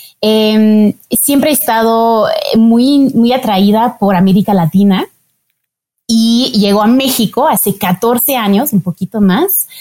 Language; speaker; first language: Spanish; non-native, fluent; French